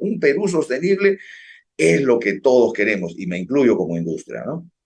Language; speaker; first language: Spanish; native; Spanish